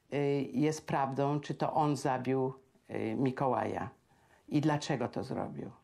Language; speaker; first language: Polish; native; Polish